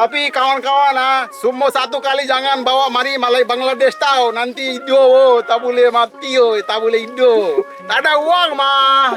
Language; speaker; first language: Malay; non-native, learner; Bangla